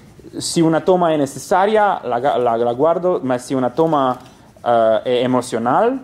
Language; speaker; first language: Spanish; non-native, fluent; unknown